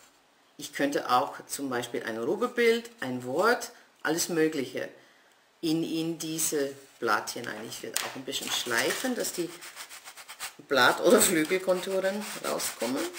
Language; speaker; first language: German; non-native, fluent; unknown